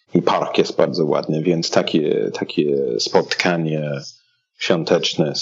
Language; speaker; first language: Polish; non-native, fluent; English